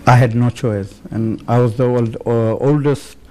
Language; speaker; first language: English; native; English